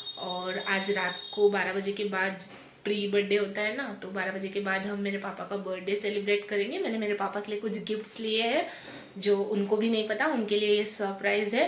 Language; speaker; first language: Hindi; native; Hindi